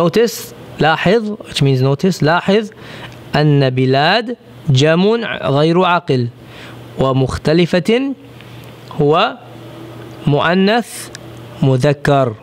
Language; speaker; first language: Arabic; non-native, fluent; English